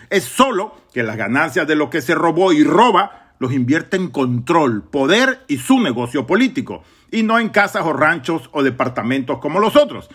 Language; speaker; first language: Spanish; native; Spanish